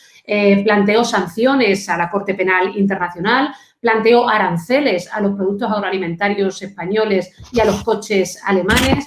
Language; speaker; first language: Spanish; native; Spanish